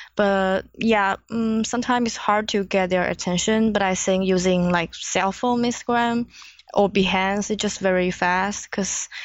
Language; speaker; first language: English; non-native, learner; Chinese